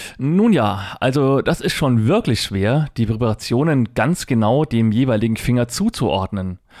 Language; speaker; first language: German; native; German